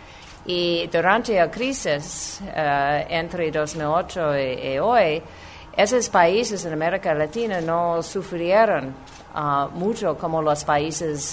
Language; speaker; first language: Spanish; non-native, fluent; English